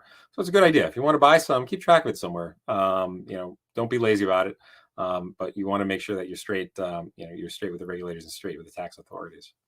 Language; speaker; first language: English; native; English